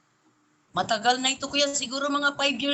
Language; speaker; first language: Filipino; non-native, local second language; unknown